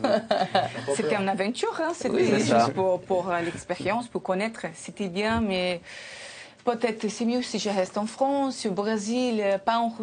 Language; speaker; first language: French; non-native, learner; Portuguese